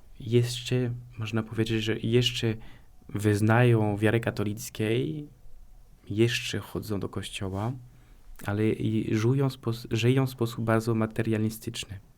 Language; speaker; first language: Polish; non-native, fluent; French